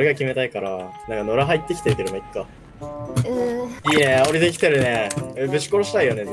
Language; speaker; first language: Japanese; native; Japanese